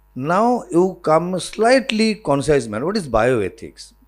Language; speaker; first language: English; non-native, local second language; Bangla